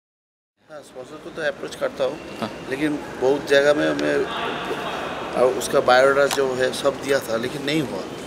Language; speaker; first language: Hindi; non-native, local second language; Bangla